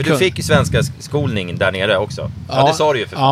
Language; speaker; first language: Swedish; native; Swedish